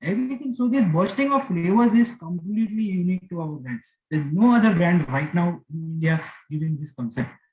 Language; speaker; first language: English; non-native, local second language; Hindi